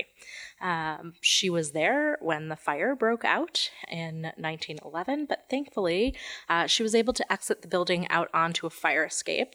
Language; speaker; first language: English; native; English